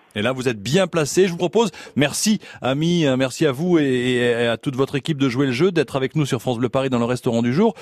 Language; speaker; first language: French; native; French